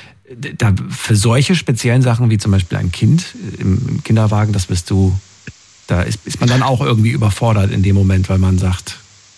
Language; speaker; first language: German; native; German